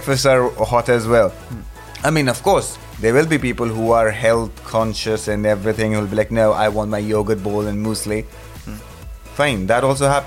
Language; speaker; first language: English; non-native, local second language; Punjabi